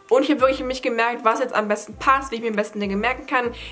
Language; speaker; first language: German; native; German